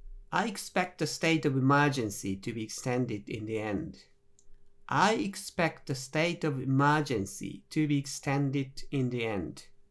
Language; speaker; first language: English; non-native, fluent; Japanese